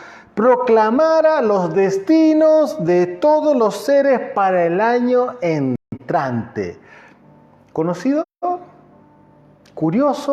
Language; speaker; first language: Spanish; native; Spanish